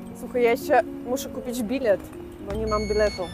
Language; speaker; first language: Polish; non-native, fluent; Russian